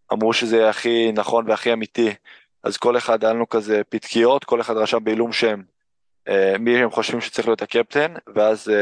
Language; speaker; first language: Hebrew; early bilingual, other home language; English